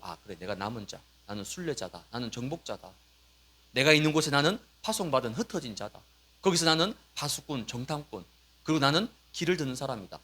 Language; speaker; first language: Korean; native; Korean